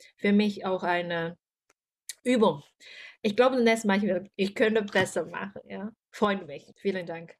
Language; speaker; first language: German; non-native, learner; Chinese